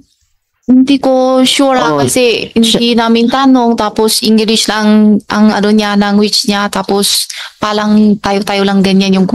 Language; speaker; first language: Filipino; non-native, learner; Chinese